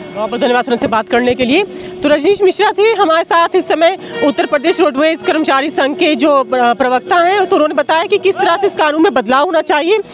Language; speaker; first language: Hindi; native; Hindi